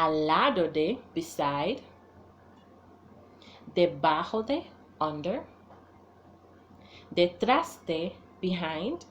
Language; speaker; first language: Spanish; non-native, fluent; English